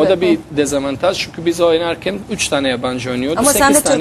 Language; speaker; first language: Turkish; non-native, fluent; Bosnian